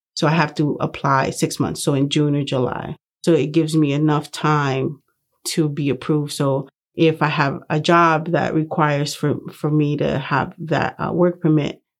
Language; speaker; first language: English; early bilingual, other home language; Spanish